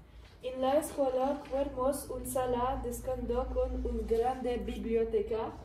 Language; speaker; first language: Spanish; non-native, learner; French